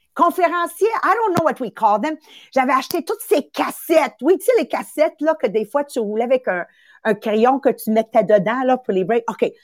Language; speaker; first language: French; early bilingual, other home language; Italian